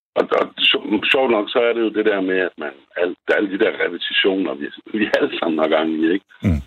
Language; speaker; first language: Danish; native; Danish